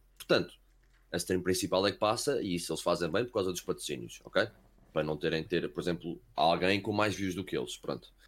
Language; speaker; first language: Portuguese; early bilingual, heritage; Portuguese